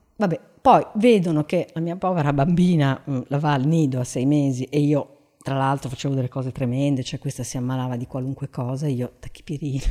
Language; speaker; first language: Italian; native; Italian